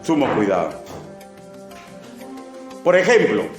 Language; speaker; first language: Spanish; native; Spanish